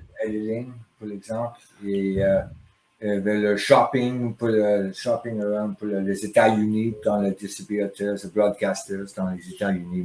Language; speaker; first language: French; non-native, learner; English